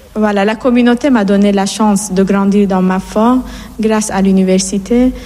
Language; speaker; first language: French; non-native, fluent; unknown